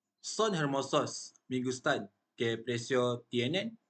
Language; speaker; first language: Spanish; non-native, learner; Malay